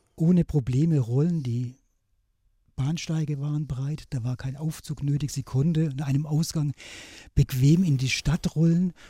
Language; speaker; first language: German; native; German